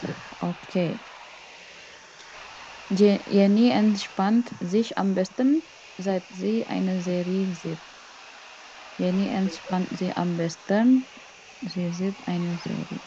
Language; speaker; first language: German; non-native, fluent; Indonesian